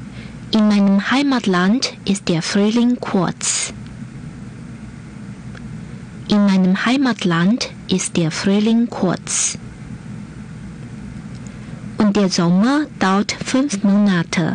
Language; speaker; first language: German; non-native, fluent; Chinese